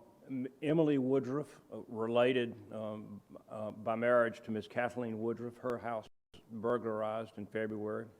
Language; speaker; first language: English; native; English